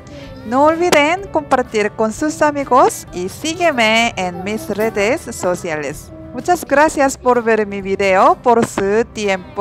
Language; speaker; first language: Spanish; non-native, learner; Korean